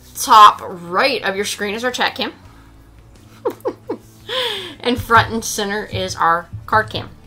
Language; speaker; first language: English; native; English